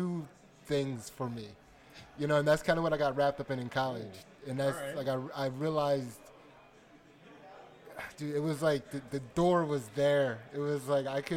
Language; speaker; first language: English; native; English